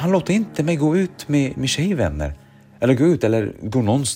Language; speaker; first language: Swedish; early bilingual, other home language; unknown